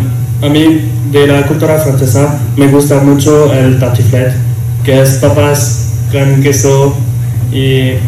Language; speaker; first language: Spanish; non-native, learner; French